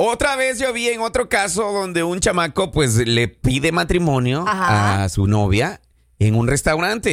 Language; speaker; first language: Spanish; native; Spanish